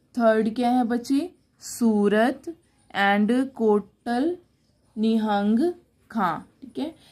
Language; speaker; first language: Hindi; non-native, local second language; Punjabi